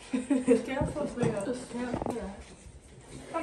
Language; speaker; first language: Swedish; non-native, learner; Mongolian